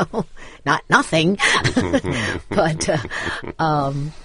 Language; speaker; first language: English; native; English